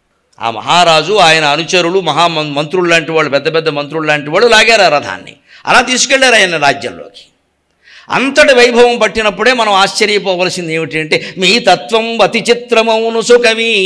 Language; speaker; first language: Telugu; native; Telugu